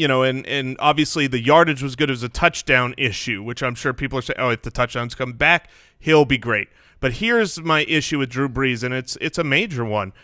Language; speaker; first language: English; native; English